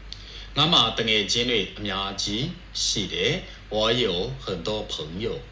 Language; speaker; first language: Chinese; non-native, fluent; Burmese